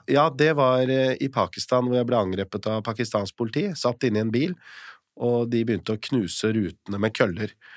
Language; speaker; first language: Norwegian; early bilingual, other home language; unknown